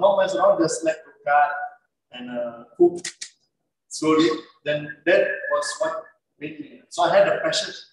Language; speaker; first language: English; non-native, local second language; Malay